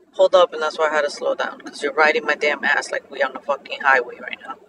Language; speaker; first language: English; early bilingual, other home language; Spanish